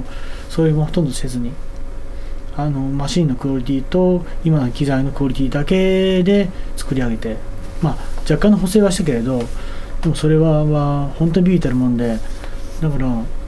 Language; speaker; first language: Japanese; native; Japanese